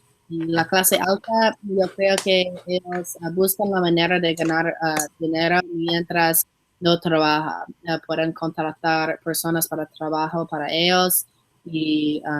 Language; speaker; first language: Spanish; non-native, learner; English